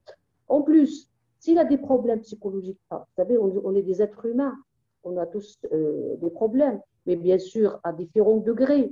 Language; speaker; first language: French; non-native, local second language; Arabic